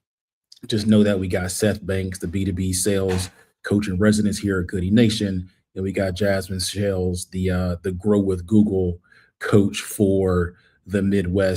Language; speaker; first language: English; native; English